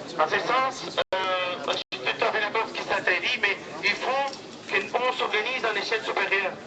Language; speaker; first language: French; non-native, fluent; Spanish